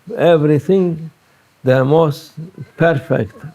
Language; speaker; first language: English; non-native, learner; Turkish